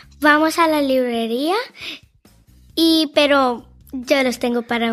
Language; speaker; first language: Spanish; early bilingual, heritage; Spanish